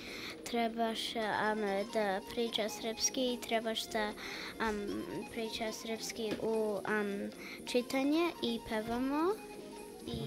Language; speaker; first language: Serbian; early bilingual, heritage; Serbian